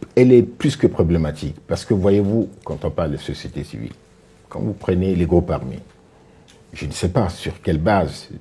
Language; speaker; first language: French; non-native, local second language; Sango